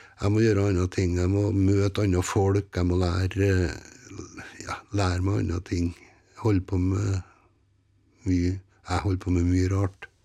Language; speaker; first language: Norwegian; native; Norwegian